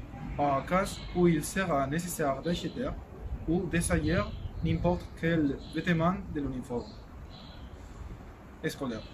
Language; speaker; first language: French; non-native, learner; Spanish